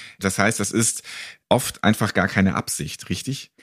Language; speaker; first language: German; native; German